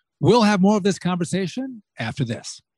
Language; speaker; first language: English; native; English